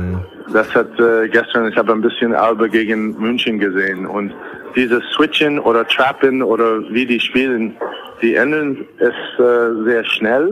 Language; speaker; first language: German; non-native, fluent; English